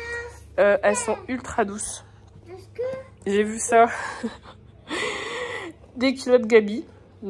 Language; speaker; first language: French; native; French